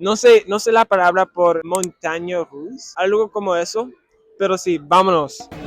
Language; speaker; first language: Spanish; non-native, learner; English